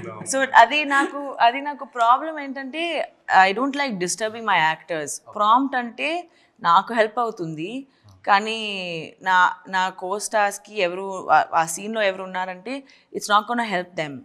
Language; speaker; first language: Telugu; non-native, local second language; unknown